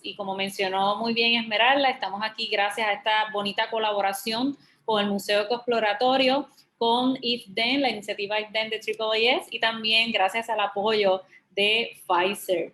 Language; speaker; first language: Spanish; native; Spanish